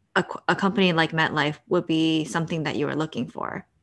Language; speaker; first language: English; native; English